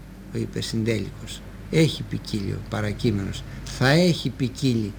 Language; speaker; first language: Greek; native; Greek